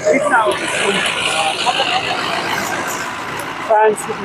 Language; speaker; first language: Hindi; non-native, learner; Baluchi